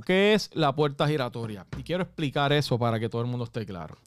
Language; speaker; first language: Spanish; native; Spanish